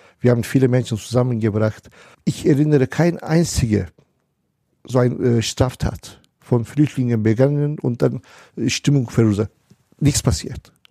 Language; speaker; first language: German; non-native, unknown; Turkish